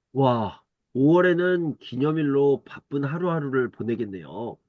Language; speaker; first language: Korean; native; Korean